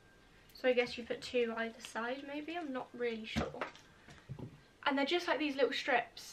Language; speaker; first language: English; native; English